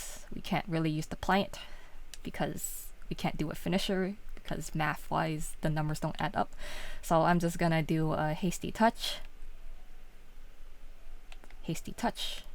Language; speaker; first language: English; native; English